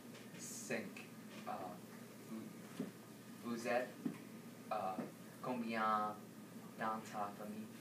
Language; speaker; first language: French; non-native, learner; English